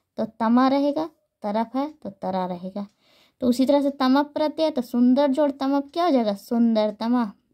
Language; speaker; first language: Hindi; native; Hindi